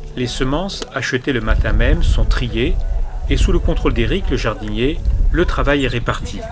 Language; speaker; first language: French; native; French